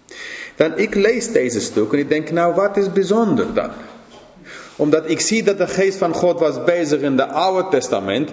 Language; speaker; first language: Dutch; non-native, fluent; English